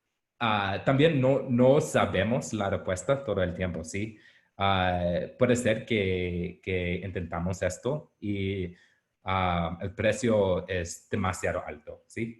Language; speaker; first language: Spanish; non-native, learner; English